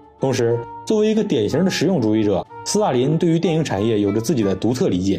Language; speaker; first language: Chinese; native; Chinese